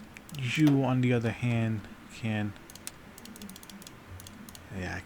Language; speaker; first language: English; native; English